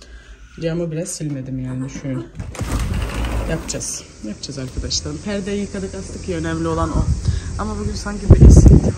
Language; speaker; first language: Turkish; native; Turkish